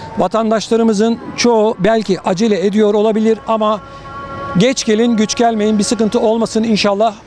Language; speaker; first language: Turkish; native; Turkish